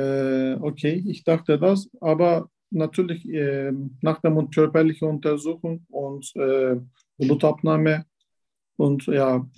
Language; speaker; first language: German; non-native, learner; Turkish